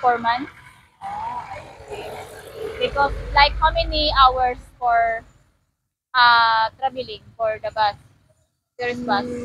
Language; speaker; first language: English; non-native, learner; Cebuano